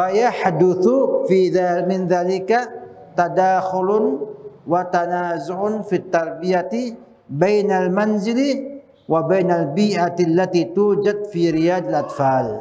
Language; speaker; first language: Arabic; non-native, fluent; Indonesian